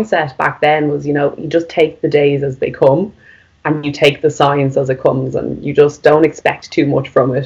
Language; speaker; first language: English; native; English